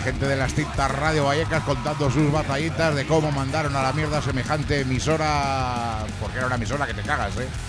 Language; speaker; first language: Spanish; native; Spanish